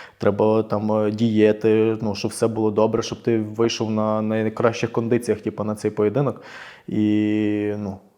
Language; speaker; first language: Ukrainian; native; Ukrainian